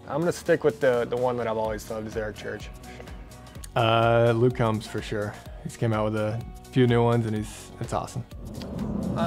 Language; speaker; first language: English; native; English